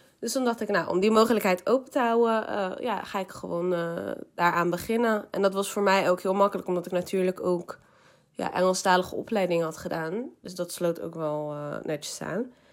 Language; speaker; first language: Dutch; early bilingual, other home language; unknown